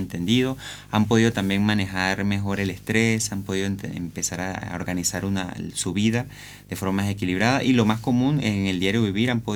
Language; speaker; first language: Spanish; native; Spanish